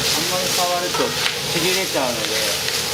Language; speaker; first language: Japanese; native; Japanese